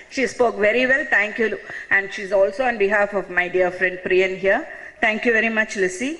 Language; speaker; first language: English; non-native, local second language; Tamil